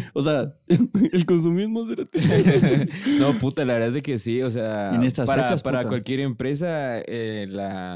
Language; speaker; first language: Spanish; native; Spanish